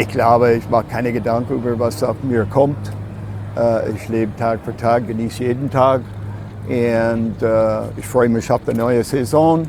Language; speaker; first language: German; non-native, fluent; English